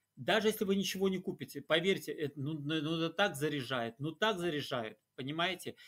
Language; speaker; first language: Russian; native; Russian